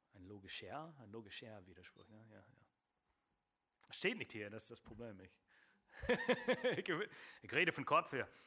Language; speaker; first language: German; non-native, fluent; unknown